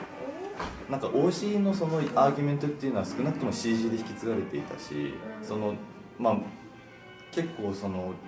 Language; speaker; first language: Japanese; native; Japanese